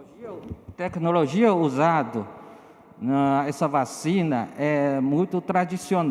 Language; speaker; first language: Portuguese; non-native, learner; Chinese